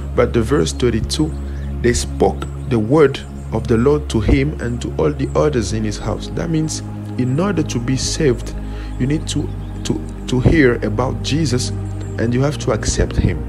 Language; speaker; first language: English; non-native, fluent; French